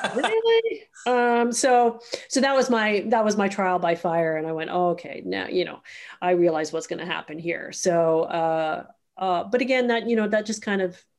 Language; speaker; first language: English; native; English